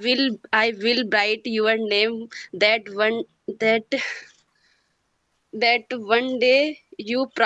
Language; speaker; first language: English; non-native, learner; Hindi